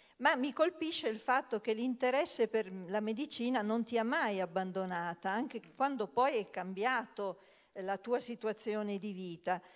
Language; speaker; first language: Italian; native; Italian